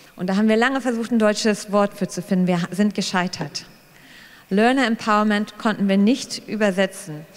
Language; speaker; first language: German; native; German